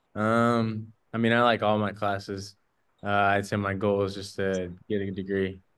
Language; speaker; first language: English; native; English